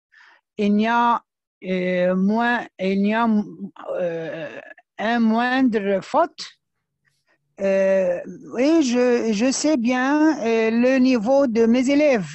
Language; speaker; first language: French; non-native, fluent; Arabic